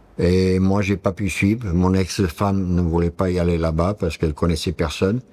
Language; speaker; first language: French; early bilingual, other home language; Serbian